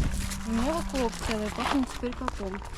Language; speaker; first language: Russian; native; Russian